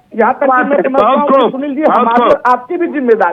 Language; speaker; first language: Hindi; native; Hindi